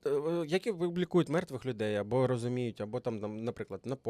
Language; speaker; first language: Ukrainian; native; Ukrainian